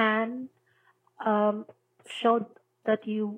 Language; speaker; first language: English; non-native, local second language; Filipino